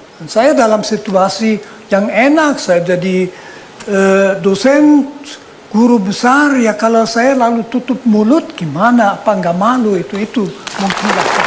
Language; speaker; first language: Indonesian; non-native, fluent; German